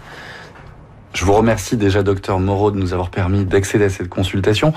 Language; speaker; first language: French; native; French